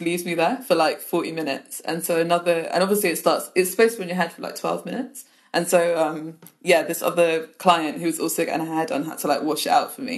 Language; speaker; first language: English; native; English